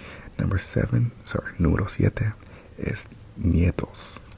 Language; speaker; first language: Spanish; non-native, learner; English